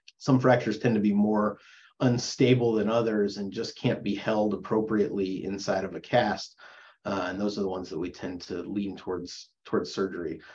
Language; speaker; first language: English; native; English